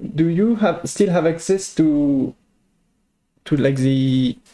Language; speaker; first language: English; non-native, fluent; French